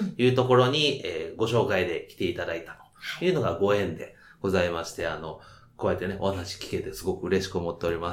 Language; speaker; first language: Japanese; native; Japanese